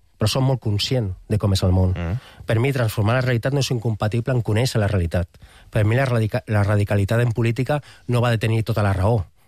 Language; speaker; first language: Catalan; non-native, local second language; Spanish